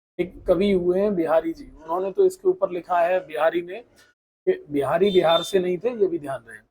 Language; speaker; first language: Hindi; native; Hindi